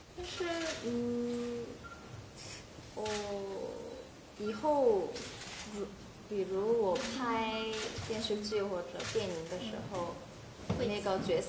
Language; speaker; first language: Chinese; non-native, learner; Korean